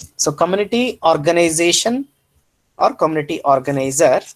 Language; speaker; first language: English; non-native, local second language; Kannada